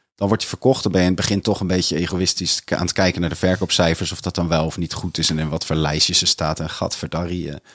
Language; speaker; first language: Dutch; native; Dutch